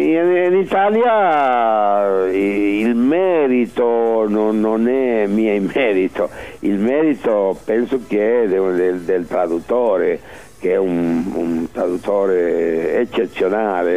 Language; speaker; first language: Italian; early bilingual, heritage; Spanish